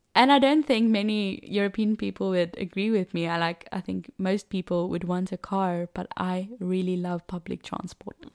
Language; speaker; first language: English; non-native, local second language; Afrikaans